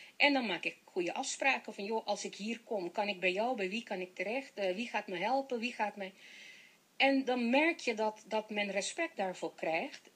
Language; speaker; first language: Dutch; non-native, local second language; Papiamento